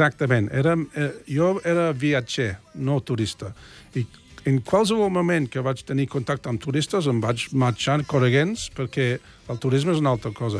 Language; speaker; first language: Catalan; non-native, fluent; English